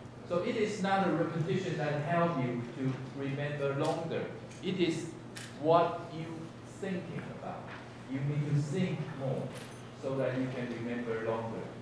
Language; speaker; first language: English; non-native, fluent; Chinese